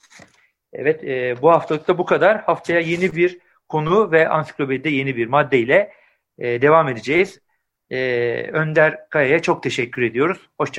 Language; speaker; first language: Turkish; native; Turkish